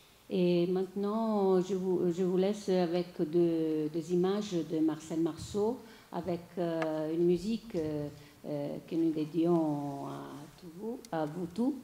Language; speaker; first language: French; non-native, fluent; Italian